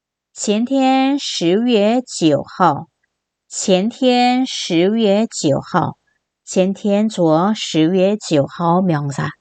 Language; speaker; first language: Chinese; non-native, fluent; Korean